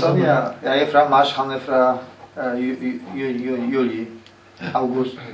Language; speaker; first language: Norwegian; non-native, learner; Polish